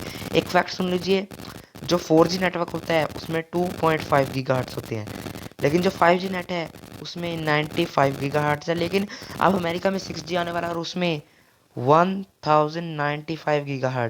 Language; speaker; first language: Hindi; native; Hindi